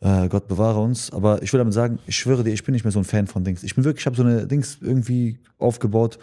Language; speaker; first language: German; early bilingual, other home language; Chechen